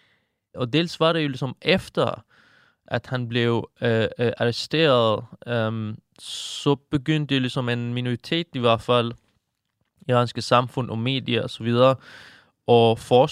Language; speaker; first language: Danish; non-native, fluent; Persian